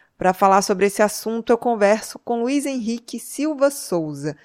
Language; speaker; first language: Portuguese; native; Portuguese